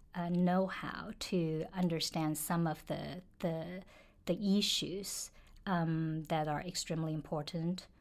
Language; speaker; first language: English; non-native, fluent; Chinese